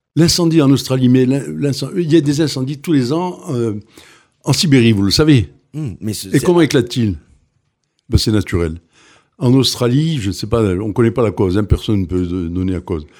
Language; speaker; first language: French; native; French